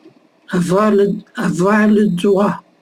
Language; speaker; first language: French; non-native, learner; Dutch